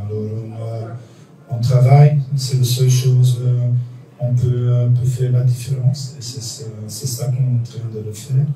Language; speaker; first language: French; non-native, local second language; Dutch